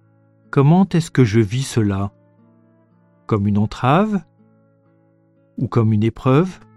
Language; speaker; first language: French; native; French